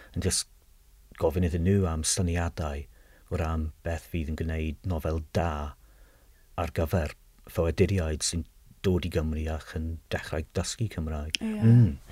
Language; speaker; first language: Welsh; non-native, fluent; English